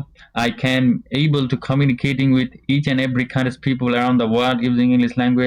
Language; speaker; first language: English; non-native, learner; Bangla